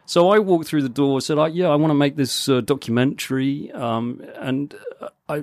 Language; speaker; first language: English; native; English